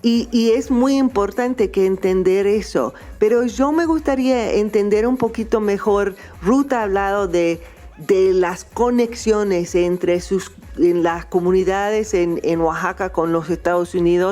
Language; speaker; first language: Spanish; non-native, fluent; English